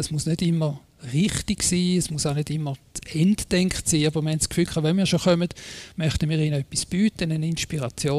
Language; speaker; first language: German; native; German